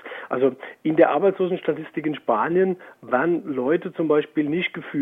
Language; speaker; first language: German; native; German